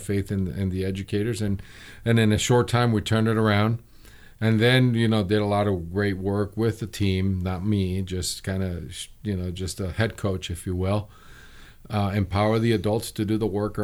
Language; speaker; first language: English; early bilingual, other home language; Spanish